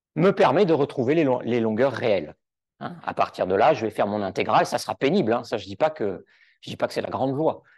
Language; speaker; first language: French; native; French